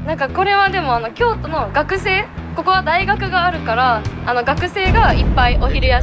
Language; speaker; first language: Japanese; native; Japanese